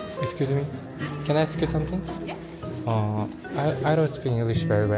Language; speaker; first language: English; non-native, learner; Korean